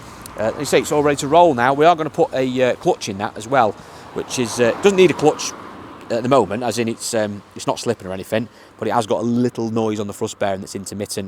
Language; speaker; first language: English; native; English